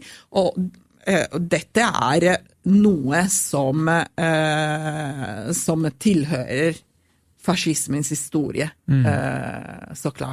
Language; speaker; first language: Norwegian; non-native, fluent; Italian